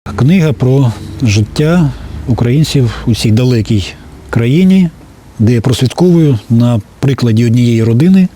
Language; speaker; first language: Ukrainian; native; Ukrainian